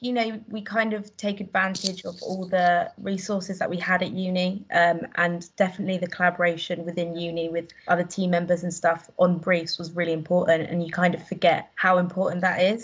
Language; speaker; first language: English; native; English